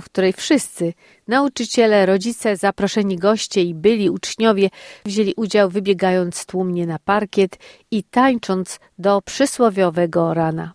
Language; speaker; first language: Polish; native; Polish